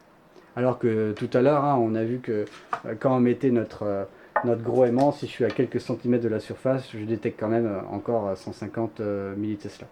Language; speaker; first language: French; native; French